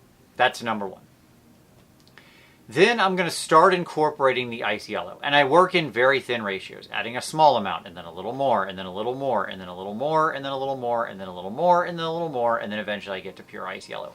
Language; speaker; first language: English; native; English